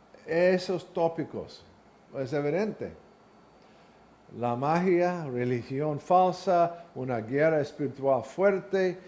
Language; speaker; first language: Spanish; non-native, learner; English